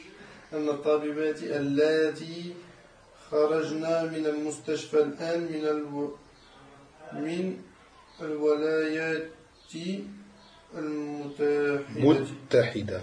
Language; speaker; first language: Arabic; non-native, learner; French